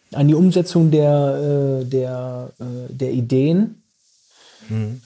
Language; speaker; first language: German; native; German